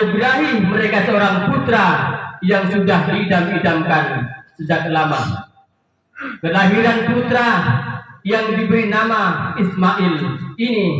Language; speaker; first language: Indonesian; native; Indonesian